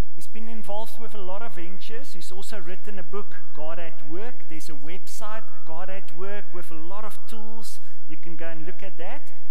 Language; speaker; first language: English; non-native, local second language; Afrikaans